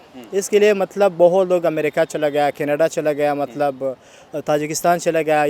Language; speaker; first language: Hindi; non-native, learner; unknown